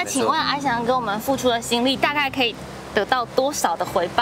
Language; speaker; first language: Chinese; native; Chinese